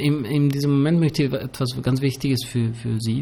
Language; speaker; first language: German; early bilingual, other home language; Albanian